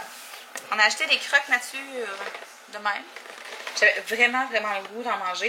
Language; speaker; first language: French; native; French